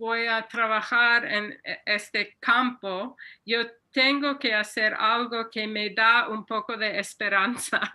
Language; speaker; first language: Spanish; non-native, fluent; English